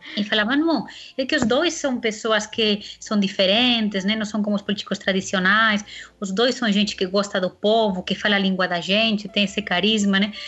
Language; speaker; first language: Portuguese; non-native, fluent; Spanish